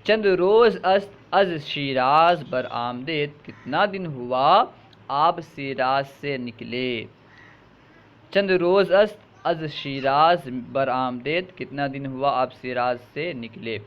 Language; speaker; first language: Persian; non-native, fluent; Urdu